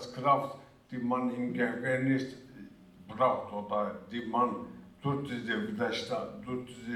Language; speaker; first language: German; early bilingual, other home language; Turkish